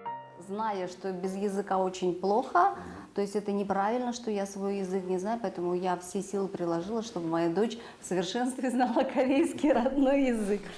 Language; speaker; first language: Russian; native; Russian